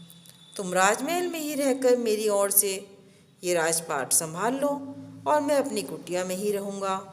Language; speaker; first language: Hindi; native; Hindi